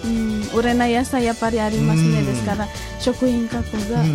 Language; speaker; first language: Japanese; non-native, learner; Indonesian